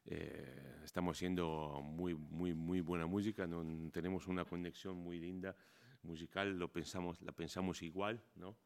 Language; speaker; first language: Spanish; non-native, fluent; Italian